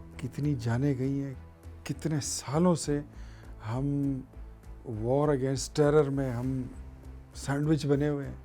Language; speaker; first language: Urdu; non-native, local second language; Pashto